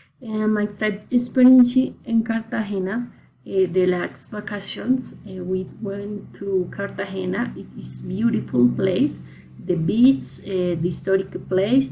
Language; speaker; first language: English; non-native, learner; Spanish